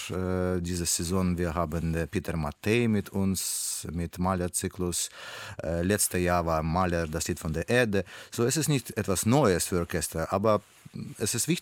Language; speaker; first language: German; non-native, learner; Russian